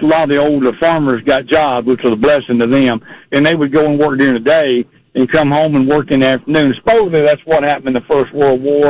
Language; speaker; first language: English; native; English